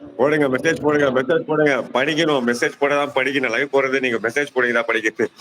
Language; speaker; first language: Tamil; non-native, local second language; Kannada